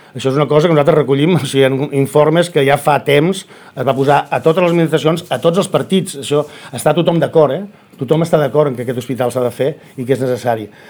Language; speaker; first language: Catalan; native; Catalan